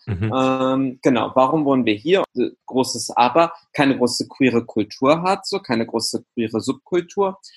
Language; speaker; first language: German; early bilingual, other home language; Arabic